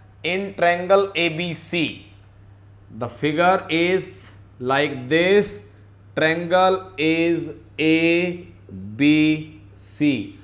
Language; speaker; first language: English; non-native, local second language; Hindi